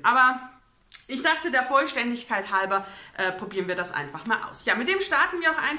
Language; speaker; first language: German; native; German